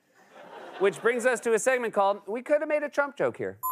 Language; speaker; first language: English; native; English